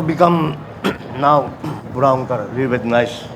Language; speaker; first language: English; non-native, learner; Japanese